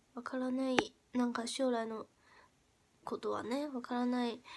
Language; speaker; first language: Japanese; non-native, fluent; Chinese